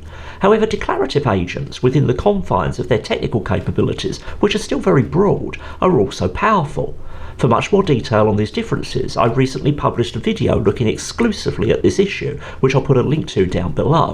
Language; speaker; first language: English; native; English